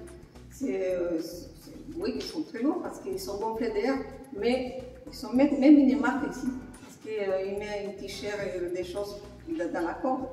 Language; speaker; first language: French; non-native, fluent; Spanish